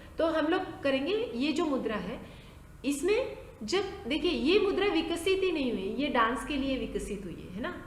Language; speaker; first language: Hindi; non-native, local second language; Marathi